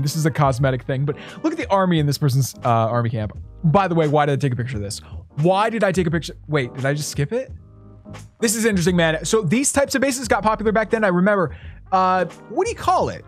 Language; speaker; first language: English; native; English